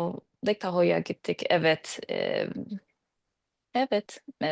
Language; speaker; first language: Turkish; non-native, learner; English